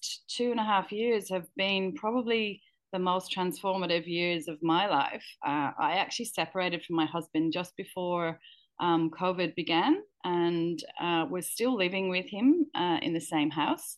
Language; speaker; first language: English; native; English